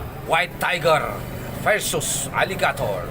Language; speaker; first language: English; non-native, learner; Indonesian